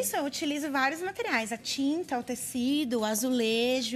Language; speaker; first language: Portuguese; native; Portuguese